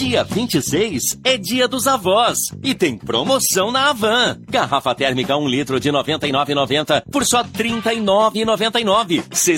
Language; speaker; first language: Portuguese; native; Portuguese